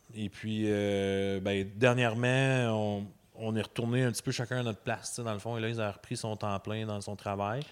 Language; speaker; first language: French; native; French